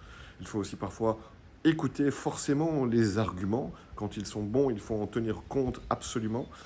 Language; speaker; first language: French; native; French